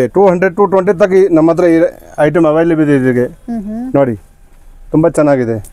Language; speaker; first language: Kannada; non-native, local second language; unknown